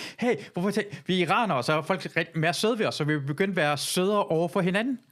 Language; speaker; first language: Danish; early bilingual, other home language; Persian